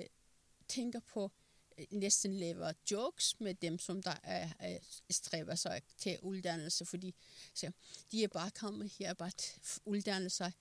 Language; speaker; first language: Danish; non-native, fluent; Persian